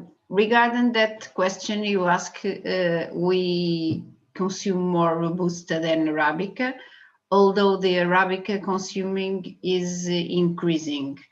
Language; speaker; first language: English; non-native, fluent; Portuguese